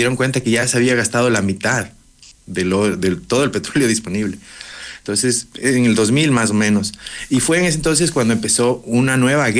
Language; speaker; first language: Spanish; native; Spanish